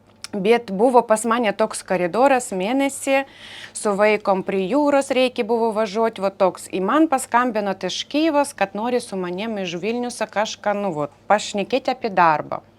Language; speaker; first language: Lithuanian; non-native, learner; Ukrainian